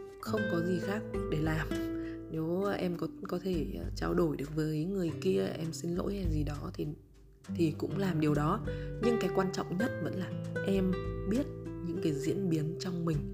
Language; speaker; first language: Vietnamese; native; Vietnamese